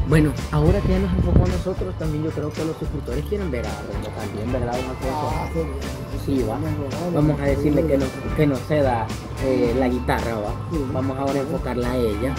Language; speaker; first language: Spanish; native; Spanish